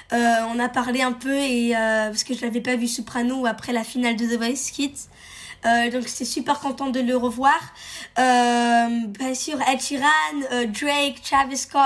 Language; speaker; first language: French; early bilingual, heritage; French